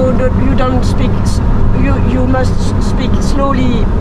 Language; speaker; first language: English; non-native, learner; French